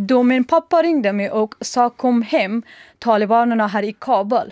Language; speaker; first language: Swedish; non-native, learner; Persian